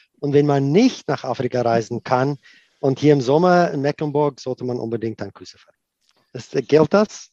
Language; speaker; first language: German; non-native, fluent; Afrikaans